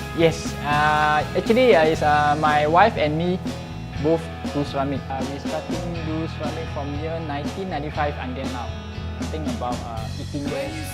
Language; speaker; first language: English; non-native, local second language; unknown